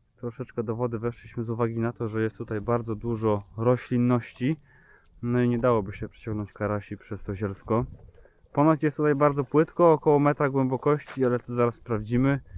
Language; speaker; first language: Polish; native; Polish